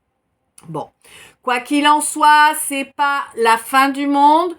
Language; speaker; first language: French; native; French